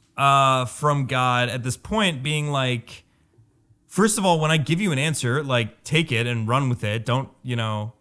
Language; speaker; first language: English; native; English